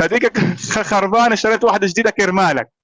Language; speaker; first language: Arabic; native; Arabic